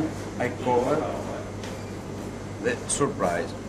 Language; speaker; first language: English; non-native, learner; Italian